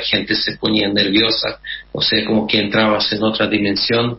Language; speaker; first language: Spanish; non-native, fluent; Russian